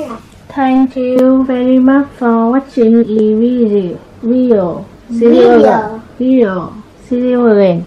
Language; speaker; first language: English; non-native, learner; Vietnamese